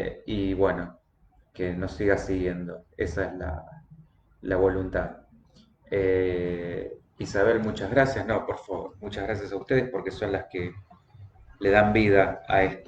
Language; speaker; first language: Spanish; native; Spanish